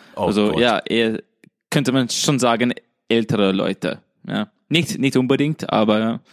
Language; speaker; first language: German; non-native, fluent; English